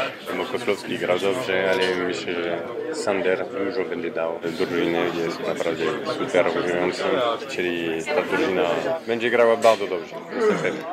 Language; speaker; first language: Polish; non-native, learner; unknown